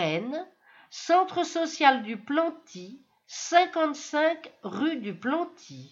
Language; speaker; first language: French; native; French